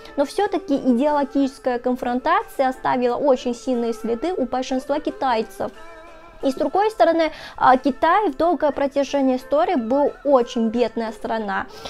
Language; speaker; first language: Russian; non-native, fluent; Chinese